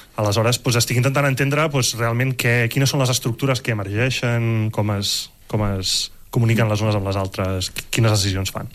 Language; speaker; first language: Catalan; native; Catalan